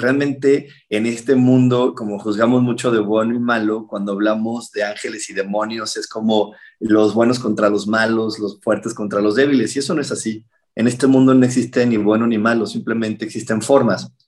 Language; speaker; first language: Spanish; native; Spanish